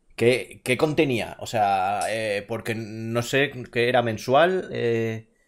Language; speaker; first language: Spanish; native; Spanish